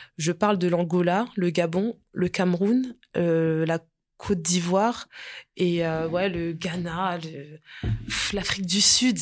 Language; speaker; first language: French; early bilingual, other home language; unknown